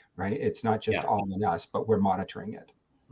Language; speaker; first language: English; native; English